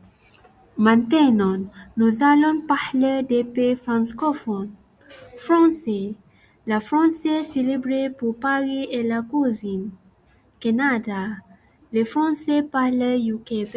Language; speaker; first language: French; non-native, learner; Malay